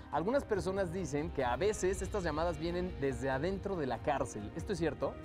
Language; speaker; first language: Spanish; native; Spanish